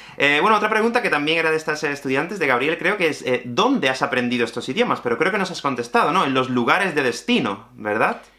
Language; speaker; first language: Spanish; native; Spanish